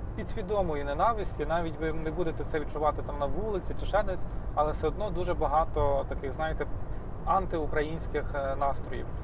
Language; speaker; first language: Ukrainian; native; Ukrainian